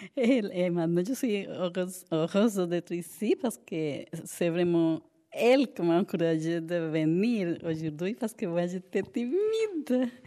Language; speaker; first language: French; non-native, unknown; Spanish